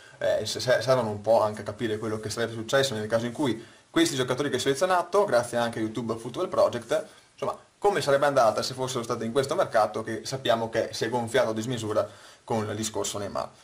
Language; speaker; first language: Italian; native; Italian